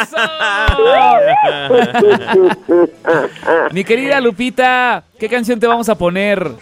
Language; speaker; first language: Spanish; native; Spanish